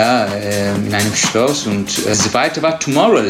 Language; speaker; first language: German; non-native, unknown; Turkish